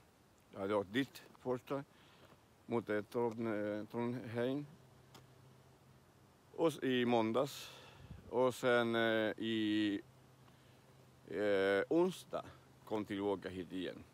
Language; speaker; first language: Swedish; non-native, learner; Spanish